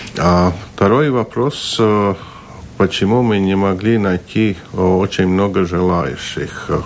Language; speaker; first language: Russian; non-native, local second language; Latvian